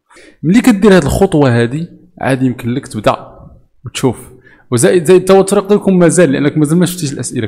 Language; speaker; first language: Arabic; native; Arabic